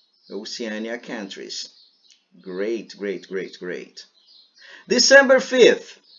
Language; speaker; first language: English; non-native, fluent; Portuguese